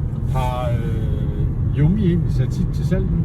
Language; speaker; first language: Danish; native; Danish